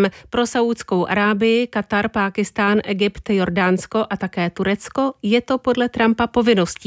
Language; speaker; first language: Czech; native; Czech